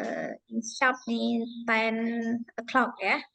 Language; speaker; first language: English; non-native, fluent; Indonesian